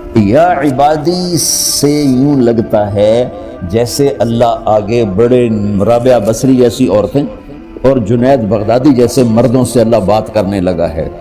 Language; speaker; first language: Urdu; non-native, local second language; Punjabi